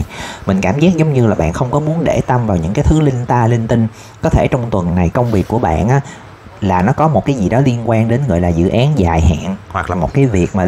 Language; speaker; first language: Vietnamese; native; Vietnamese